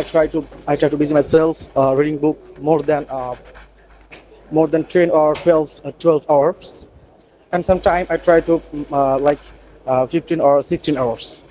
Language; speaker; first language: English; non-native, learner; Bangla